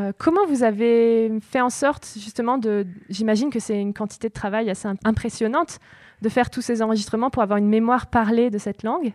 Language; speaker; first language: French; native; French